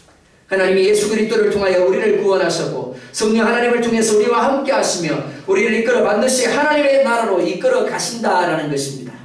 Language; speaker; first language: Korean; native; Korean